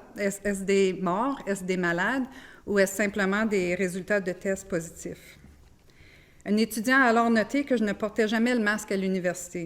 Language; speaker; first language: French; native; French